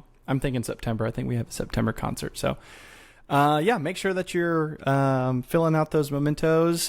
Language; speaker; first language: English; native; English